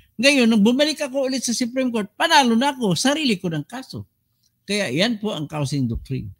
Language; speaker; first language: Filipino; non-native, local second language; Cebuano